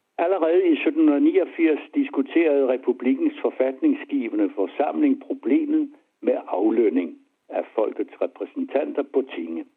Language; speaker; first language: Danish; native; Danish